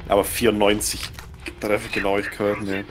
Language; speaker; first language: German; native; German